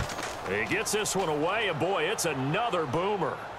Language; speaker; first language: English; native; English